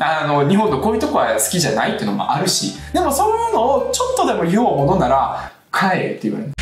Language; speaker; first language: Japanese; early bilingual, other home language; Russian